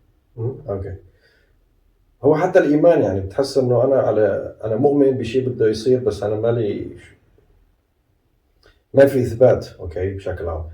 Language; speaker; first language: Arabic; native; Arabic